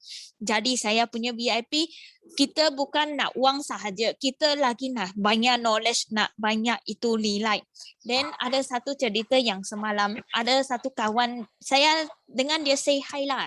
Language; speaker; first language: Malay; non-native, local second language; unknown